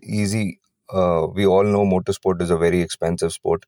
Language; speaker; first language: English; non-native, local second language; Kannada